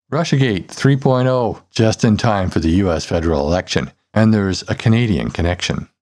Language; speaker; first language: English; native; English